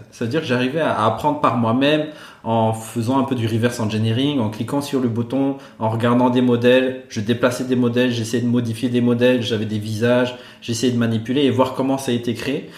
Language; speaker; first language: French; non-native, local second language; Malagasy